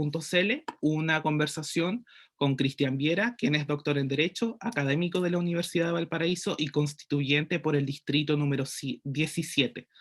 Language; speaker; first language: Spanish; native; Spanish